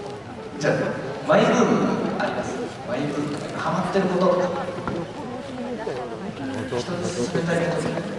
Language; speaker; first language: Japanese; native; Japanese